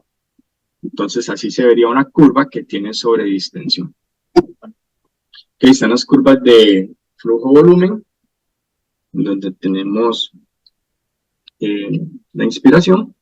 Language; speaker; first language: Spanish; native; Spanish